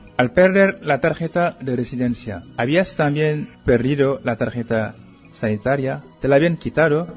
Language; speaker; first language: Spanish; non-native, fluent; Wolof